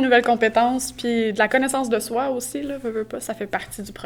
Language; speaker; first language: French; native; French